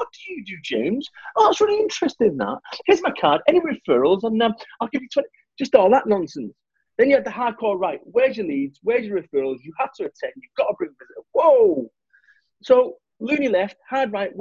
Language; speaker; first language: English; native; English